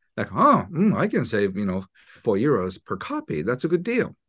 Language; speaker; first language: English; non-native, fluent; Japanese